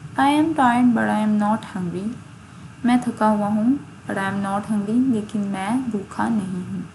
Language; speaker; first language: Urdu; native; Urdu